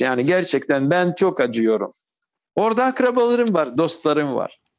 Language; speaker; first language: Turkish; non-native, fluent; Russian